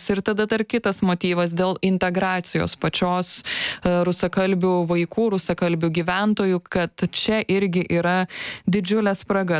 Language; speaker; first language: Lithuanian; native; Lithuanian